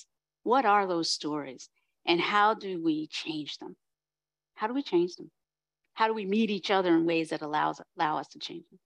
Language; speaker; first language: English; native; English